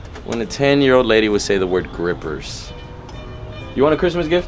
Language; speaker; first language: English; early bilingual, other home language; Spanish